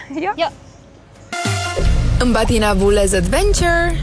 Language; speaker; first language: Indonesian; non-native, learner; Romanian